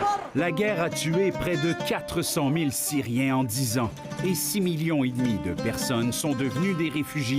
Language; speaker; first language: French; native; French